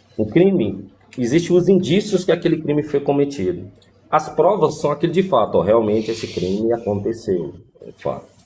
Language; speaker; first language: Portuguese; native; Portuguese